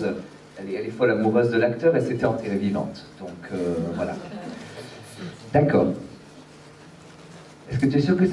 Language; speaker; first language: French; native; French